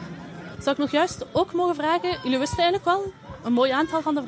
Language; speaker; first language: Dutch; native; Dutch